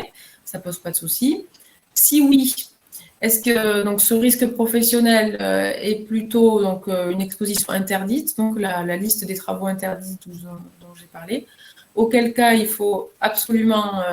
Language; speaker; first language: French; native; French